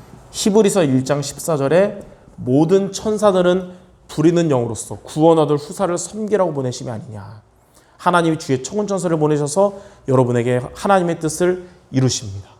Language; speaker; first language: Korean; native; Korean